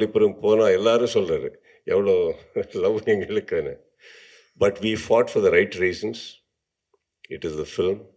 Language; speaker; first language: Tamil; non-native, learner; Kannada